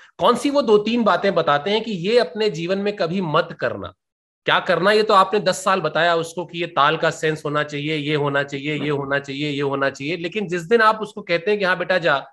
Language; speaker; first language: Hindi; native; Hindi